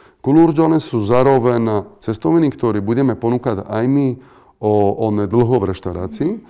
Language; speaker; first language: Slovak; non-native, fluent; Italian